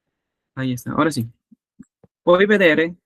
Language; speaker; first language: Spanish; native; Spanish